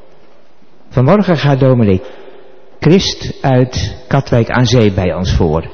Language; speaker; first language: Dutch; native; Dutch